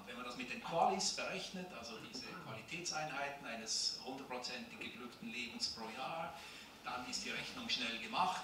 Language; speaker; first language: German; native; German